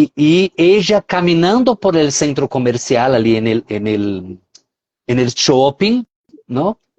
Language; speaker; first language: Spanish; non-native, fluent; Portuguese